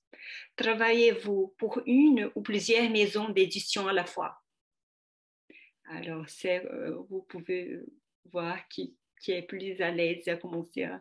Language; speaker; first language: French; non-native, fluent; Portuguese